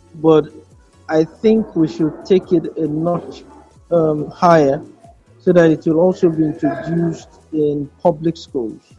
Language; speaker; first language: English; non-native, local second language; Yoruba